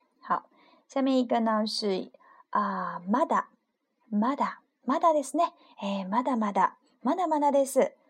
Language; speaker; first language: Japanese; non-native, fluent; Chinese